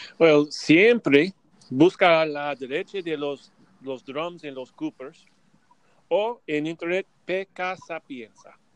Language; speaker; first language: Spanish; non-native, learner; English